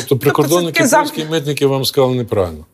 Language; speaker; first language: Ukrainian; native; Ukrainian